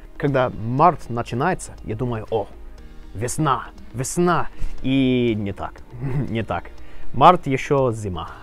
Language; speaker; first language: Russian; non-native, learner; English